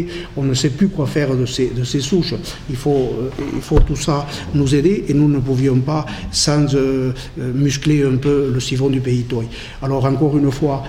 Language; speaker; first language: French; native; French